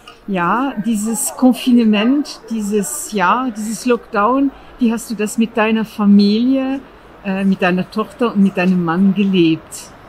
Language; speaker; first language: German; non-native, local second language; Luxembourgish